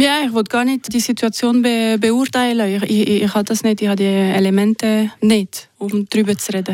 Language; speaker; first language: German; non-native, local second language; French